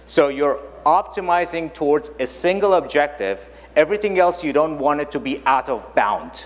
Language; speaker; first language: English; non-native, fluent; German